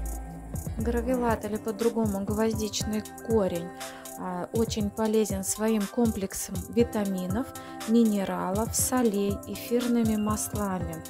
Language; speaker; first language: Russian; native; Russian